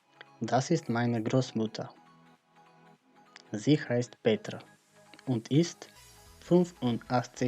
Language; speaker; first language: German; non-native, fluent; Macedonian